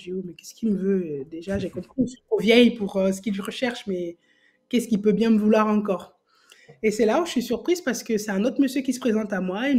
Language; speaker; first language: French; native; French